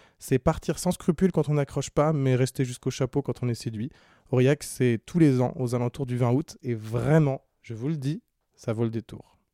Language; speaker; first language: French; native; French